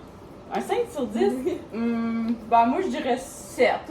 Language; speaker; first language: French; native; French